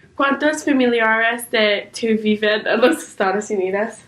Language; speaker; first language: Spanish; non-native, learner; English